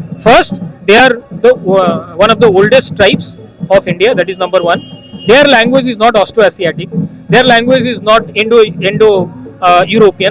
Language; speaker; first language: English; non-native, local second language; Hindi